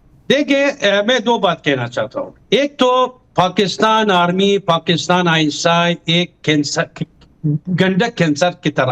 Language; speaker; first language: Hindi; non-native, fluent; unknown